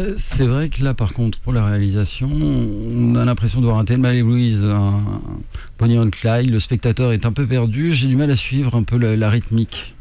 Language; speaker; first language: French; native; French